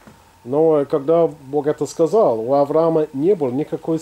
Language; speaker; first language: Russian; non-native, fluent; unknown